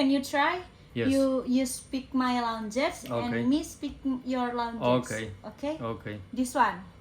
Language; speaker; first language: English; non-native, learner; Indonesian